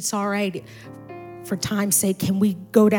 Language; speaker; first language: English; native; English